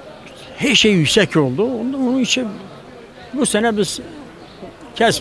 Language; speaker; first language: Turkish; non-native, local second language; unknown